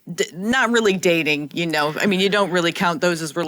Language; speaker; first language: English; native; English